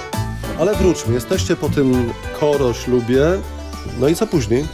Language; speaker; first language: Polish; native; Polish